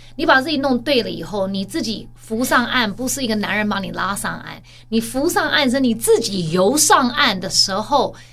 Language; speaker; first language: Chinese; native; Chinese